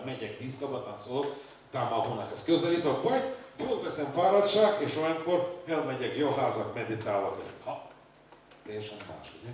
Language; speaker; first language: Hungarian; non-native, learner; Russian